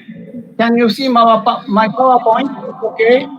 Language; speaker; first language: English; non-native, fluent; Italian